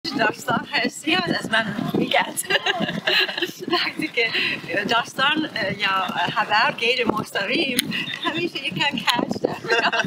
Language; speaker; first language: Persian; non-native, learner; Finnish